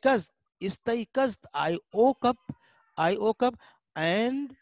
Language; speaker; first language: English; non-native, fluent; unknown